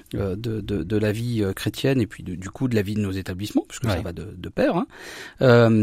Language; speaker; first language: French; native; French